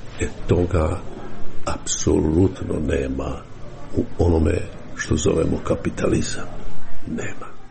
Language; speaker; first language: Serbian; native; Serbian